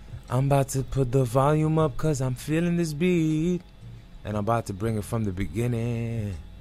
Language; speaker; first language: English; early bilingual, other home language; Arabic